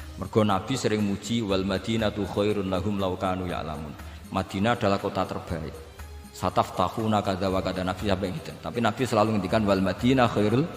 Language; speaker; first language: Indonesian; non-native, local second language; Javanese